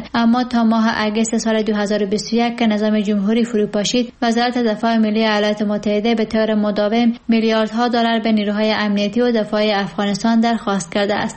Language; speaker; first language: Persian; native; Persian